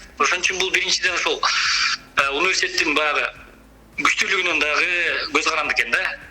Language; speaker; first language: Kyrgyz; native; Kyrgyz